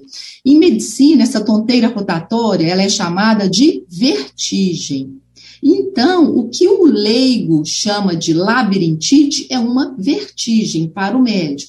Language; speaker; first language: Portuguese; native; Portuguese